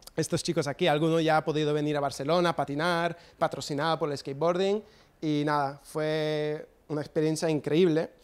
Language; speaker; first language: Spanish; non-native, fluent; English